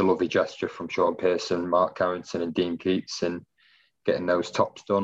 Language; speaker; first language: English; native; English